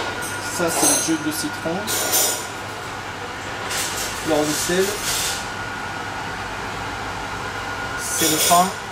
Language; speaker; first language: French; non-native, learner; Japanese